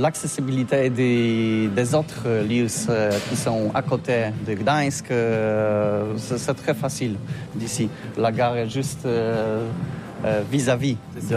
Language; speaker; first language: French; non-native, learner; Polish